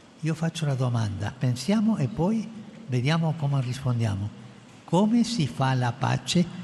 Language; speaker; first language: Italian; non-native, fluent; Spanish